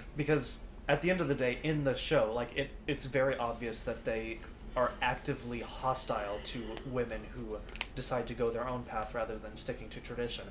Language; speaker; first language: English; early bilingual, other home language; Spanish